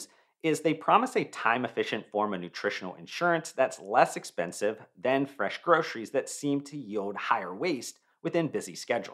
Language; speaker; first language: English; native; English